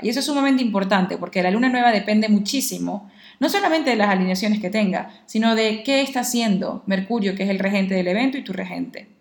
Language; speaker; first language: Spanish; native; Spanish